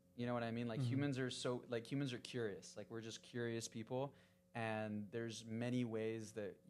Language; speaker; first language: English; early bilingual, other home language; Spanish